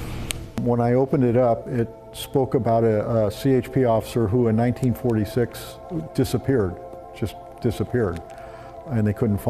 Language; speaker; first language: English; native; English